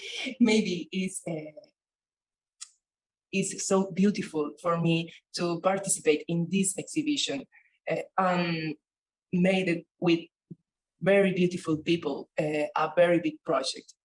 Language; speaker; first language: English; non-native, learner; Spanish